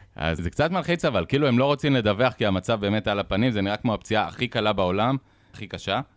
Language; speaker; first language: Hebrew; native; Hebrew